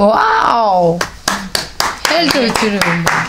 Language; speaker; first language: Swedish; non-native, fluent; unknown